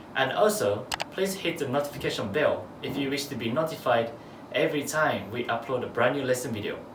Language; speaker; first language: English; non-native, fluent; Japanese